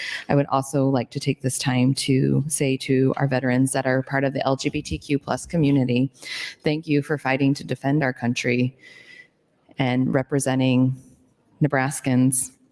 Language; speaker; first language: English; native; English